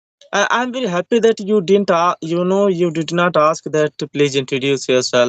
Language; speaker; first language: English; non-native, learner; Hindi